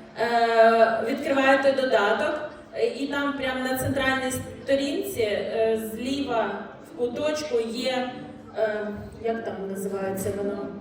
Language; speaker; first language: Ukrainian; non-native, local second language; Russian